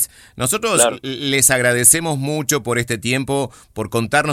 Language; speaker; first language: Spanish; native; Spanish